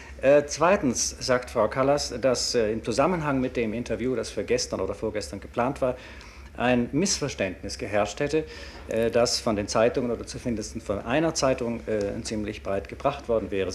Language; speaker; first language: German; native; German